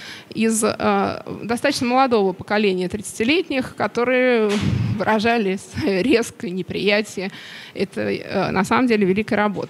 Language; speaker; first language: Russian; native; Russian